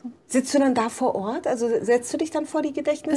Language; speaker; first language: German; native; German